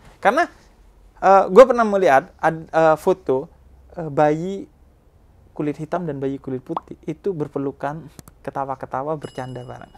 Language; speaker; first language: Indonesian; native; Indonesian